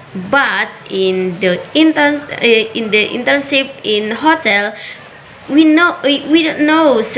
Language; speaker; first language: English; non-native, learner; Indonesian